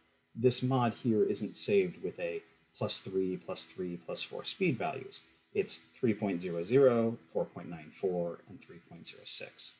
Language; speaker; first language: English; native; English